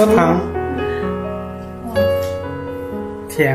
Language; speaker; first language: Chinese; native; Chinese